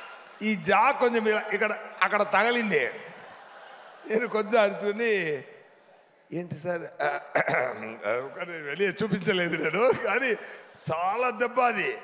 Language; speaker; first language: Telugu; non-native, local second language; Tamil